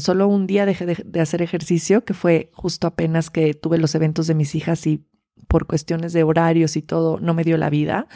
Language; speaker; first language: Spanish; native; Spanish